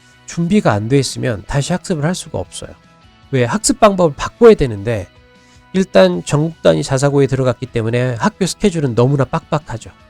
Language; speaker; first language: Korean; native; Korean